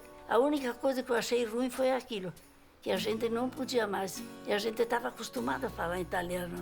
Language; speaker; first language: Portuguese; non-native, local second language; Italian